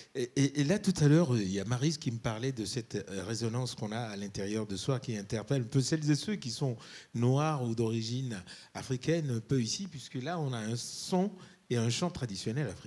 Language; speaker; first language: French; native; French